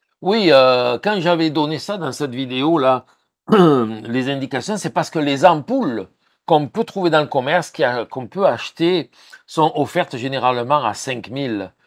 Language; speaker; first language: French; native; French